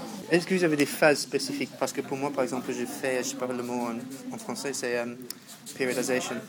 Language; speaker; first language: French; non-native, fluent; English